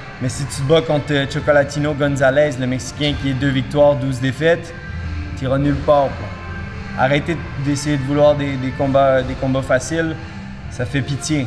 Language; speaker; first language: French; native; French